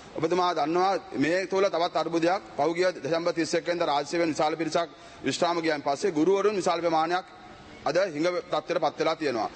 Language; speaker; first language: Sinhala; native; Sinhala